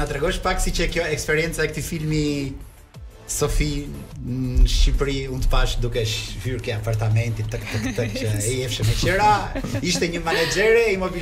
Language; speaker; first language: Albanian; native; Albanian